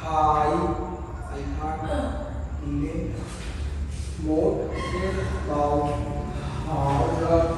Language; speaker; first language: Vietnamese; non-native, learner; Hindi